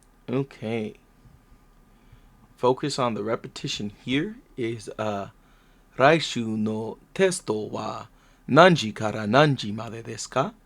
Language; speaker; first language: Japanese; non-native, learner; English